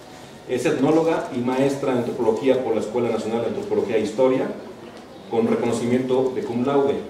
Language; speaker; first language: Spanish; native; Spanish